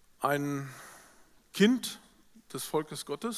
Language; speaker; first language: German; native; German